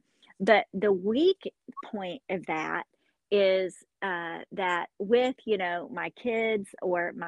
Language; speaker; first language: English; native; English